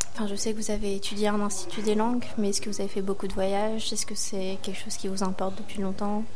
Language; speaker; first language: French; native; French